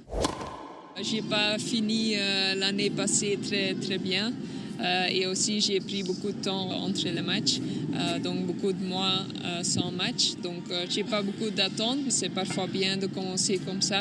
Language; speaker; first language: French; non-native, local second language; Dutch